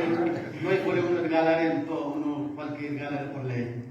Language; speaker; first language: Italian; non-native, learner; Nepali